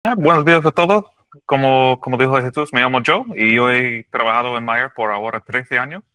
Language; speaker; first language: Spanish; non-native, learner; English